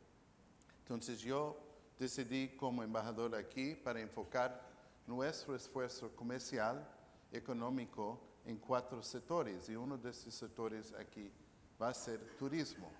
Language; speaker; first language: Spanish; non-native, fluent; English